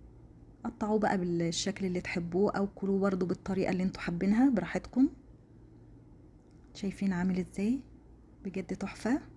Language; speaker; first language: Arabic; native; Arabic